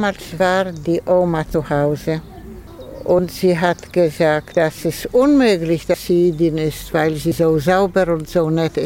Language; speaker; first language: German; non-native, fluent; Polish